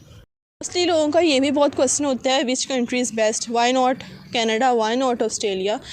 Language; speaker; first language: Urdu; non-native, local second language; Punjabi